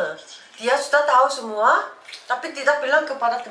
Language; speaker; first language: Indonesian; non-native, learner; Korean